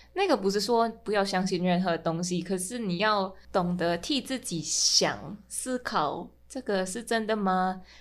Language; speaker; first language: Chinese; non-native, fluent; Min Nan Chinese